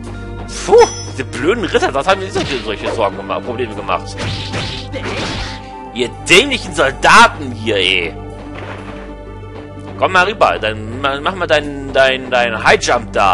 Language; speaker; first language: German; native; German